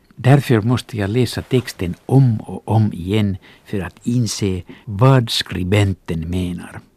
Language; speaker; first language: Swedish; non-native, local second language; Finnish